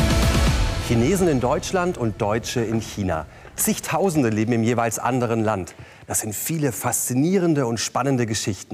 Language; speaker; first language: German; native; German